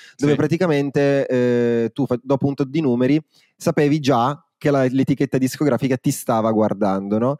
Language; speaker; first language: Italian; native; Italian